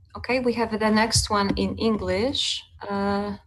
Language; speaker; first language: English; non-native, fluent; Polish